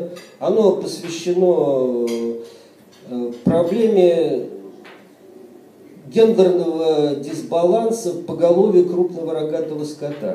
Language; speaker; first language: Russian; native; Russian